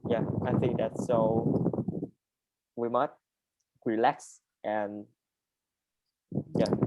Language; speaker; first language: English; non-native, learner; Vietnamese